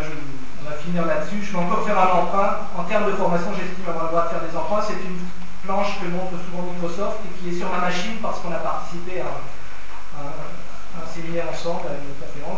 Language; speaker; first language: French; native; French